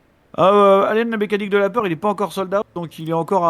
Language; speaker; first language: French; native; French